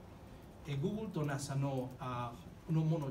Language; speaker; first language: Japanese; non-native, fluent; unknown